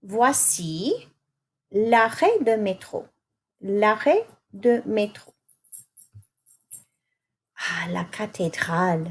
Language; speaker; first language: French; non-native, fluent; English